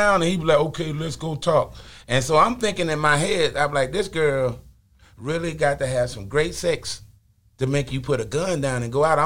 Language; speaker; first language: English; native; English